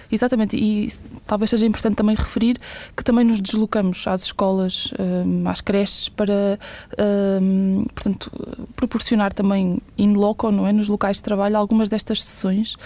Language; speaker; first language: Portuguese; early bilingual, other home language; English